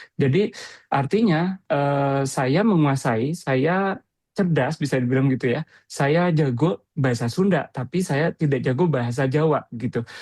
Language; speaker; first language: Indonesian; non-native, local second language; Sundanese